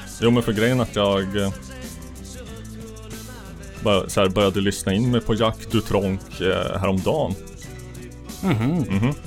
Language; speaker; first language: Swedish; native; Swedish